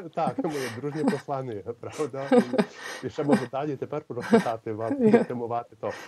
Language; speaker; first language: Ukrainian; early bilingual, heritage; Ukrainian